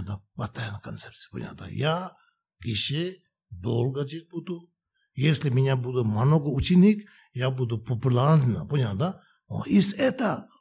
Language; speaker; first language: Russian; non-native, learner; Tibetan